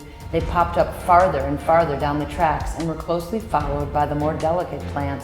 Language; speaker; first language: English; native; English